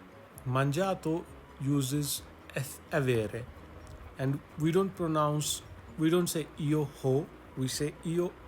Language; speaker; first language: Italian; non-native, learner; English